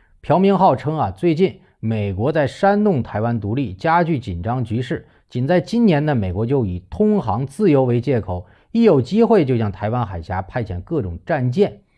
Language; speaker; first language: Chinese; native; Chinese